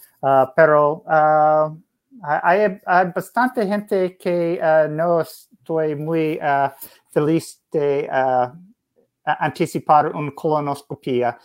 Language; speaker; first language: Spanish; non-native, learner; English